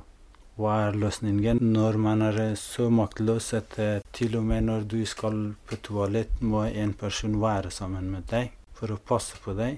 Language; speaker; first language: Norwegian; non-native, fluent; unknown